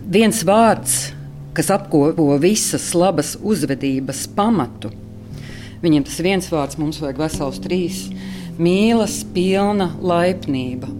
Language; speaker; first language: Latvian; native; Latvian